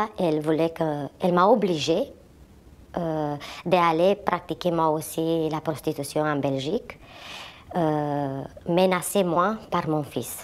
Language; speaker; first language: French; non-native, fluent; Romanian